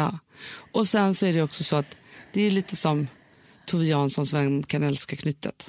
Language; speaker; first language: Swedish; native; Swedish